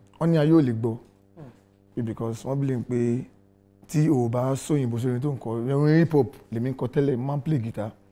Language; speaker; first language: Yoruba; non-native, local second language; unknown